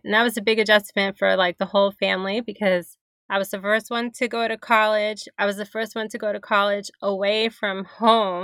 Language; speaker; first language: English; native; English